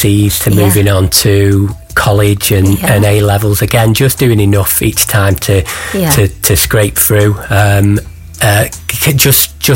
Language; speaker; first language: English; native; English